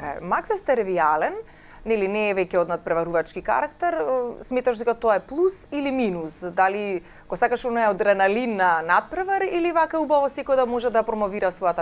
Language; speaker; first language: Macedonian; native; Macedonian